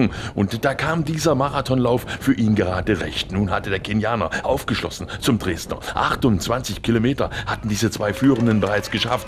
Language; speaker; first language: German; native; German